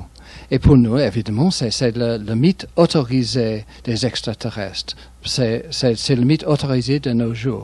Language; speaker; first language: French; non-native, fluent; English